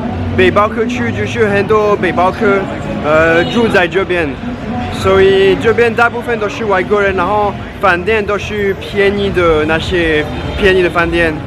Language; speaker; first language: Chinese; non-native, fluent; French